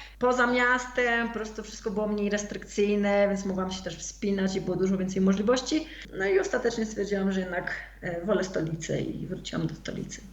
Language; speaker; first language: Polish; native; Polish